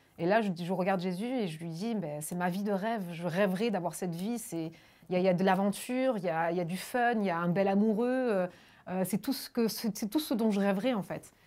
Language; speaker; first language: French; early bilingual, other home language; German